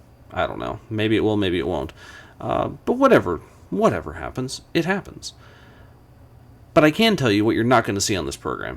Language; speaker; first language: English; native; English